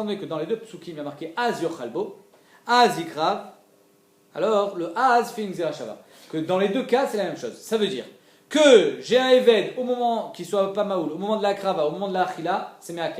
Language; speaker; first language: French; native; French